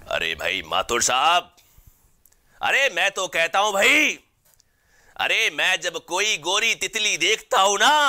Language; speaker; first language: Hindi; native; Hindi